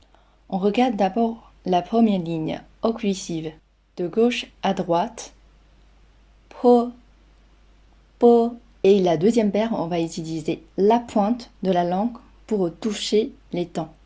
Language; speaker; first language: French; non-native, fluent; Chinese